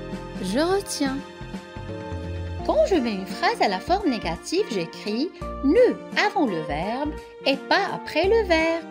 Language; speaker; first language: French; non-native, local second language; Arabic